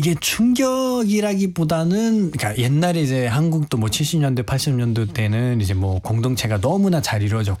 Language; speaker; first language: Korean; non-native, fluent; Nepali